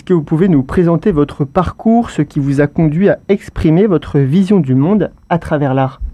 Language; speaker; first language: French; native; French